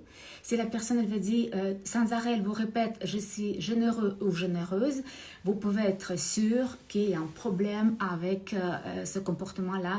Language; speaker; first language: French; non-native, fluent; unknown